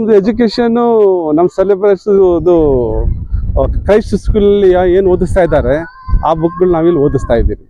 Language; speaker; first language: Kannada; non-native, local second language; Urdu